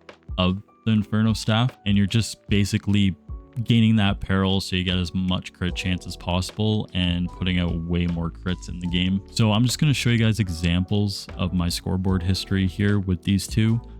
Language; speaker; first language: English; native; English